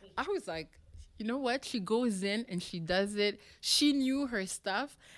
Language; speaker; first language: English; non-native, local second language; French